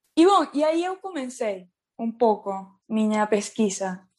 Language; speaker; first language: Portuguese; non-native, learner; Spanish